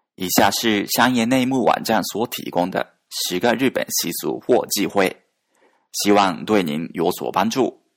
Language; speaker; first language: Chinese; non-native, fluent; Japanese